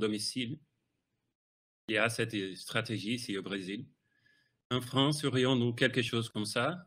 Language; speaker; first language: French; non-native, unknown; Portuguese